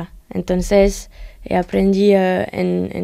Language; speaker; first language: Spanish; non-native, learner; French